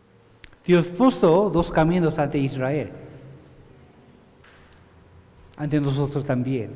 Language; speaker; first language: Spanish; non-native, fluent; Korean